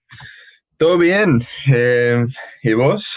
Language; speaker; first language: Spanish; non-native, fluent; English